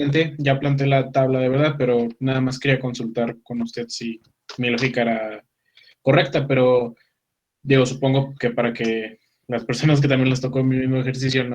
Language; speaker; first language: Spanish; native; Spanish